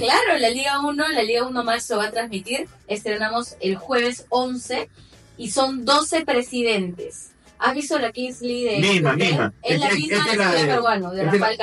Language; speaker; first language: Spanish; native; Spanish